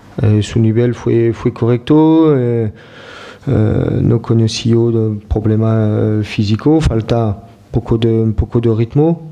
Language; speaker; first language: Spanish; non-native, learner; French